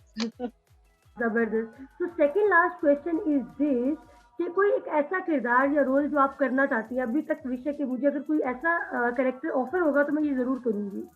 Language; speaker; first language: Urdu; native; Urdu